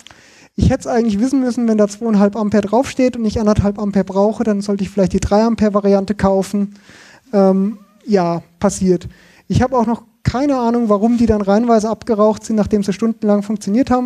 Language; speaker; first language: German; native; German